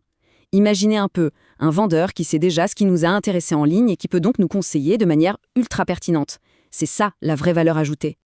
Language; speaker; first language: French; native; French